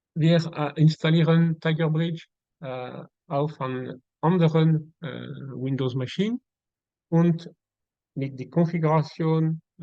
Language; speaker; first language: German; non-native, learner; French